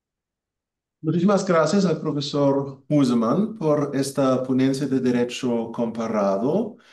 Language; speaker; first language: Spanish; non-native, fluent; German